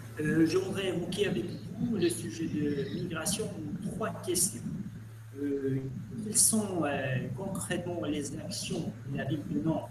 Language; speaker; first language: French; non-native, learner; Albanian